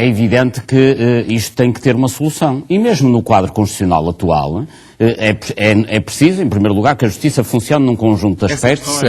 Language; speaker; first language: Portuguese; native; Portuguese